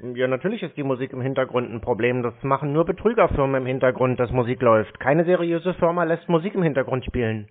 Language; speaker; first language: German; native; German